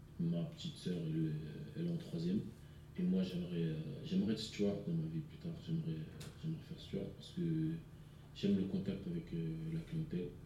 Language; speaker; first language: French; early bilingual, other home language; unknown